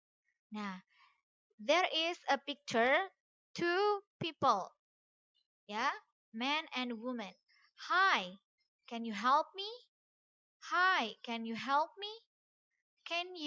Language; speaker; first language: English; non-native, fluent; Indonesian